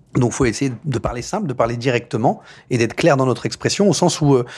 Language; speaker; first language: French; native; French